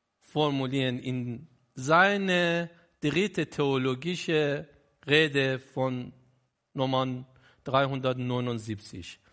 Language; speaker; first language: German; non-native, learner; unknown